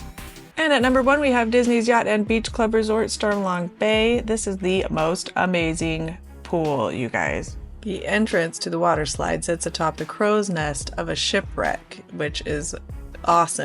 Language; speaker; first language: English; native; English